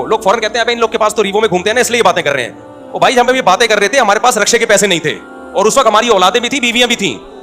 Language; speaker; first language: Urdu; native; Urdu